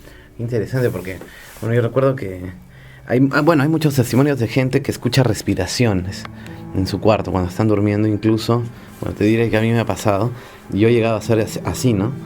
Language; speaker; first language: Spanish; native; Spanish